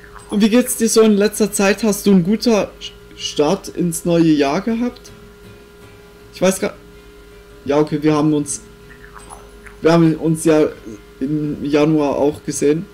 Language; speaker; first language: German; native; German